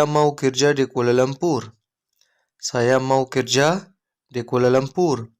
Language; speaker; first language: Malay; non-native, learner; Urdu